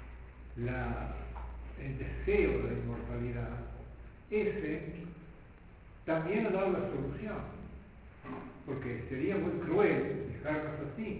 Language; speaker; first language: Spanish; native; Spanish